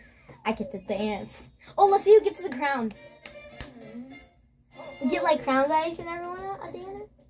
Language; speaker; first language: English; native; English